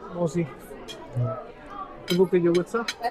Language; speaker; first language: French; non-native, fluent; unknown